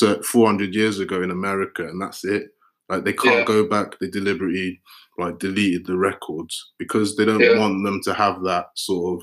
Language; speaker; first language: English; native; English